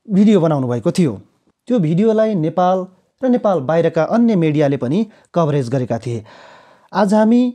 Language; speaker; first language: Nepali; native; Nepali